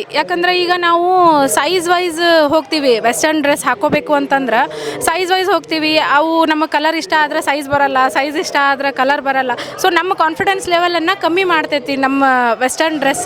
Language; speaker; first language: Kannada; native; Kannada